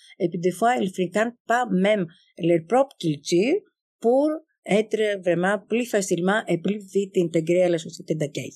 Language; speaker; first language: French; non-native, fluent; Greek